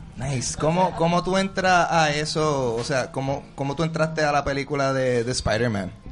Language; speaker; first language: Spanish; native; Spanish